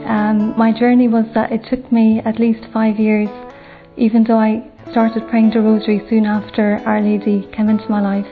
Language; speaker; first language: English; native; English